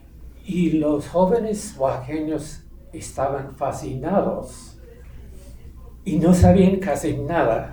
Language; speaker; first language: Spanish; non-native, fluent; English